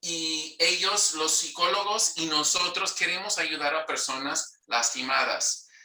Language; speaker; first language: Spanish; non-native, fluent; English